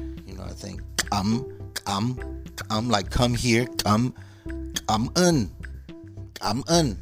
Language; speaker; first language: Vietnamese; non-native, learner; English